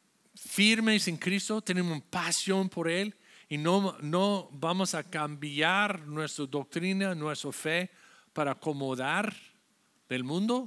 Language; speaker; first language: Spanish; non-native, fluent; English